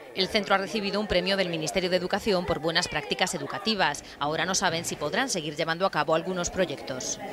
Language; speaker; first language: Spanish; native; Spanish